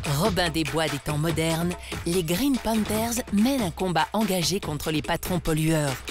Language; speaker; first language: French; native; French